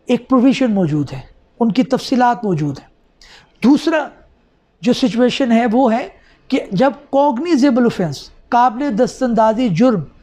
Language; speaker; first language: Urdu; non-native, local second language; Punjabi